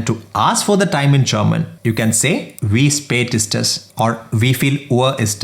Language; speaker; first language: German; non-native, fluent; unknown